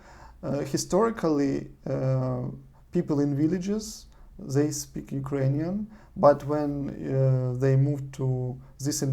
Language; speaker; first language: English; non-native, learner; Russian